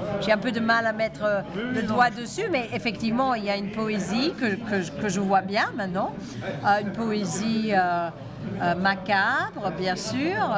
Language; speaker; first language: French; non-native, fluent; English